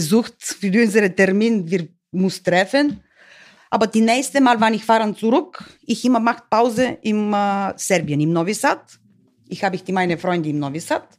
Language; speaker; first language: German; non-native, learner; Bulgarian